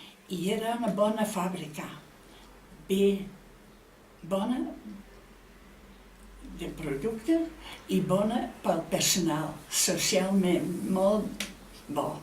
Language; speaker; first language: Catalan; non-native, fluent; Dutch